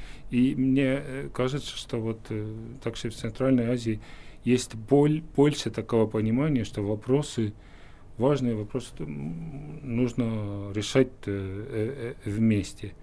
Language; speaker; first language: Russian; non-native, fluent; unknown